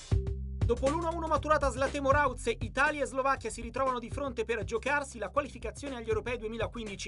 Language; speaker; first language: Italian; native; Italian